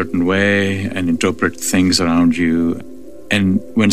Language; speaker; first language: English; non-native, local second language; Urdu